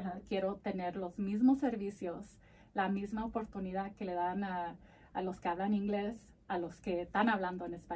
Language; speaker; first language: Spanish; early bilingual, heritage; Spanish